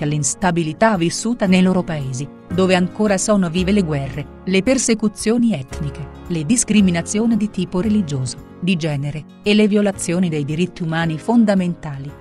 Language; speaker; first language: Italian; native; Italian